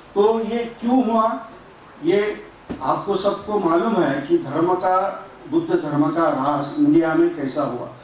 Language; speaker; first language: Hindi; non-native, local second language; Marathi